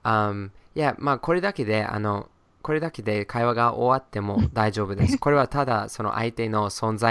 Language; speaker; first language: Japanese; non-native, fluent; English